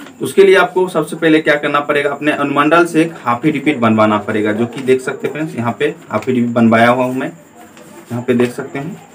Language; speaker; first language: Hindi; native; Hindi